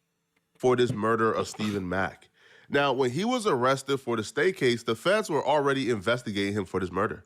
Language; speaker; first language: English; native; English